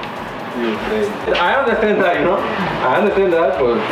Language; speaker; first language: English; non-native, learner; Spanish